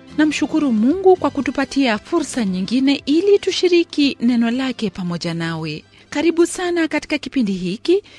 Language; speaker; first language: Swahili; non-native, local second language; Luo (Kenya and Tanzania)